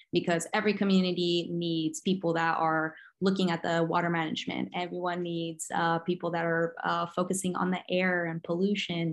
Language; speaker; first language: English; early bilingual, other home language; Spanish